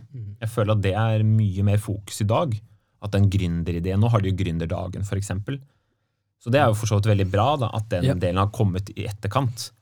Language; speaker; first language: Norwegian; native; Norwegian